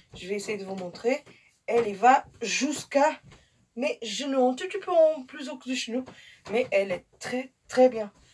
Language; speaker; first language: French; non-native, fluent; Portuguese